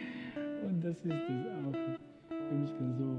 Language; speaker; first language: German; non-native, fluent; Romany